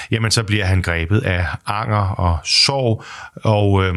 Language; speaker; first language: Danish; native; Danish